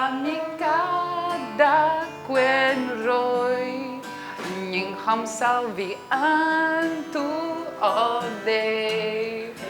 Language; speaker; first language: Vietnamese; non-native, learner; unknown